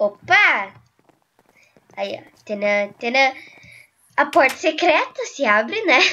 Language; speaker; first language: Portuguese; native; Portuguese